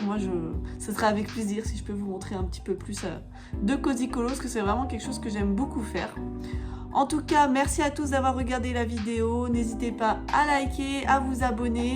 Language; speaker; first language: French; native; French